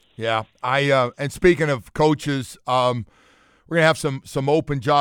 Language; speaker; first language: English; native; English